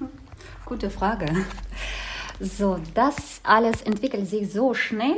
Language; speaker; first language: German; non-native, fluent; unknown